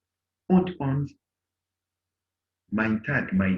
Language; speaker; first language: German; non-native, learner; Bemba